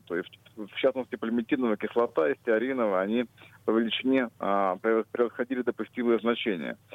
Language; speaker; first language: Russian; native; Russian